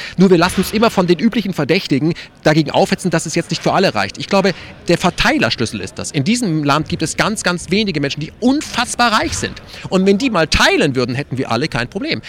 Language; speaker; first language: German; native; German